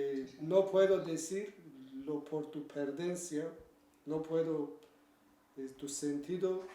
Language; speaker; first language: Spanish; non-native, learner; Kurdish